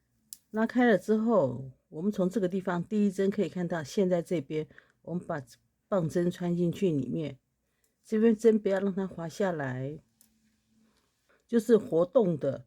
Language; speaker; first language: Chinese; native; Chinese